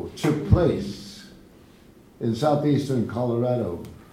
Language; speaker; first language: English; early bilingual, other home language; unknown